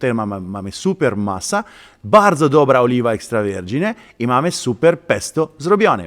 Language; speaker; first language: Polish; non-native, learner; Italian